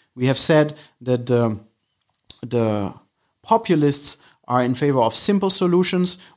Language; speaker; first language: English; non-native, fluent; German